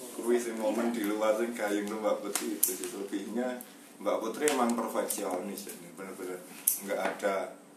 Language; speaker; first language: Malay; non-native, local second language; Javanese